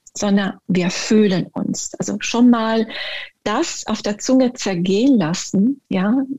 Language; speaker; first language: German; non-native, fluent; Italian